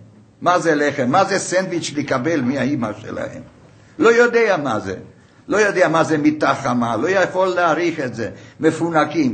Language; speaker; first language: Hebrew; non-native, fluent; Hungarian